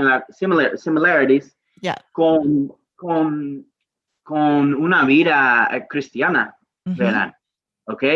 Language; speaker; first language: Spanish; non-native, learner; English